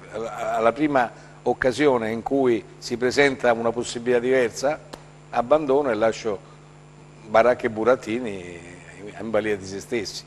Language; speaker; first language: Italian; native; Italian